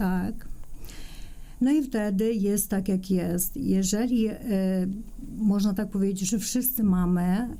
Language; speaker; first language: Polish; non-native, fluent; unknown